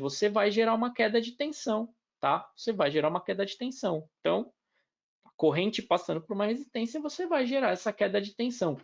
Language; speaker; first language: Portuguese; native; Portuguese